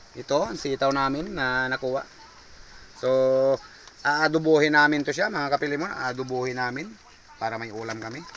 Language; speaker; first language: Filipino; native; Filipino